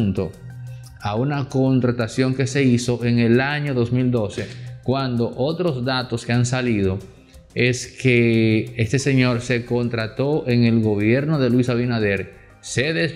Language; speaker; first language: Spanish; native; Spanish